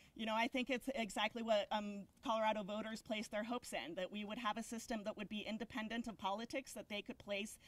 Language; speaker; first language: English; early bilingual, other home language; Spanish